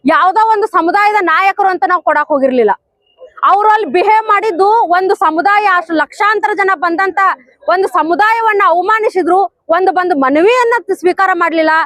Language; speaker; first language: Kannada; native; Kannada